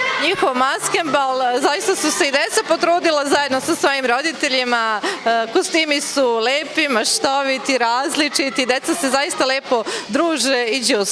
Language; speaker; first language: Serbian; native; Serbian